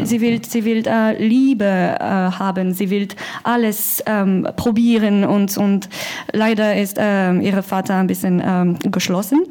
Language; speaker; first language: German; non-native, learner; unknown